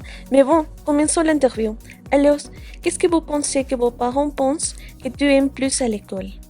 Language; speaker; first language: French; non-native, fluent; Spanish